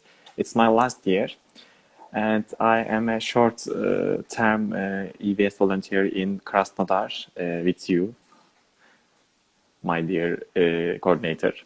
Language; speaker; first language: English; non-native, learner; Turkish